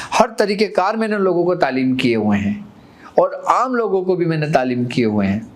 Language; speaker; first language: Urdu; native; Urdu